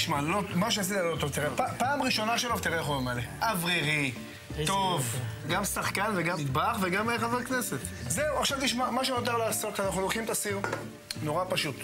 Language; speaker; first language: Hebrew; native; Hebrew